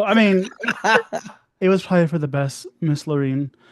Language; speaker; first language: English; native; English